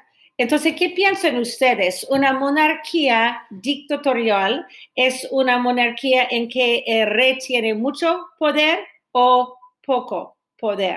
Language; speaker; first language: Spanish; non-native, fluent; English